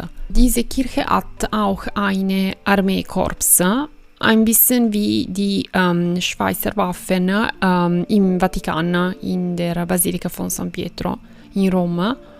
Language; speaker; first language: German; non-native, fluent; Italian